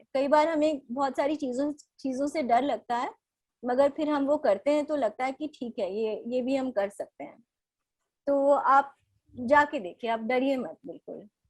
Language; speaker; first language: Hindi; native; Hindi